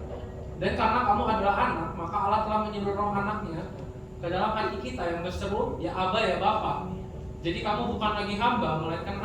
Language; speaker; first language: Indonesian; native; Indonesian